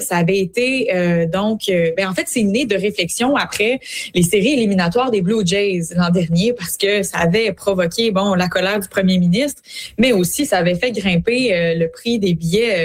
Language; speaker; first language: French; native; French